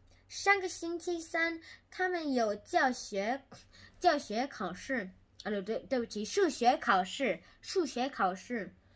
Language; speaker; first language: Chinese; non-native, learner; Korean